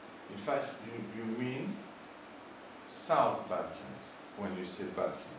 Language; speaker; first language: English; non-native, fluent; Greek